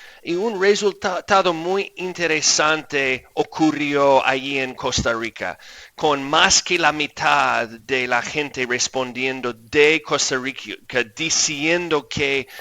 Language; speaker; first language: Spanish; non-native, fluent; English